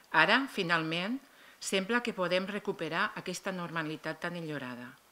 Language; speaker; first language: Catalan; native; Catalan